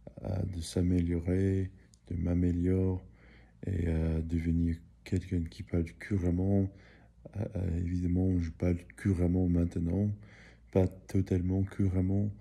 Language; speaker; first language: French; early bilingual, heritage; English